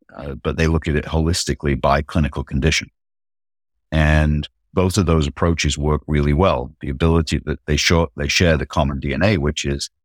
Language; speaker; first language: English; native; English